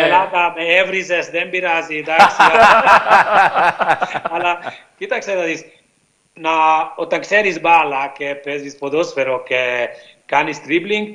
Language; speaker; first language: Greek; non-native, learner; Hungarian